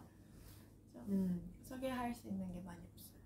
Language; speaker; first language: Korean; non-native, learner; Japanese